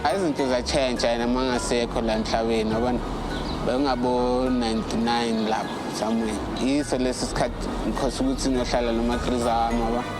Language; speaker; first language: Zulu; native; Zulu